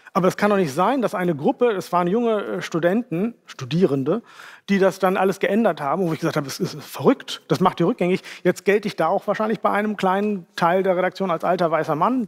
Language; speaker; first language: German; native; German